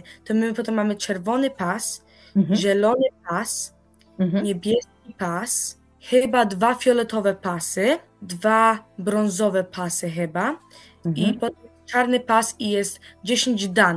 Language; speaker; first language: Polish; early bilingual, heritage; Polish